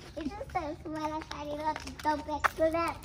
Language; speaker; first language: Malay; non-native, learner; Japanese